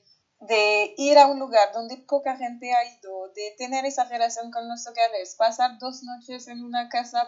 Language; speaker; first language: Spanish; non-native, fluent; French